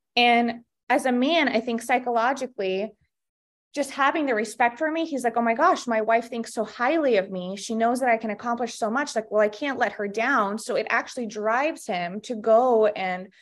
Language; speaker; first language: English; early bilingual, other home language; Russian